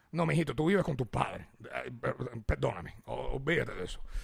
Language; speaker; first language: Spanish; early bilingual, heritage; Spanish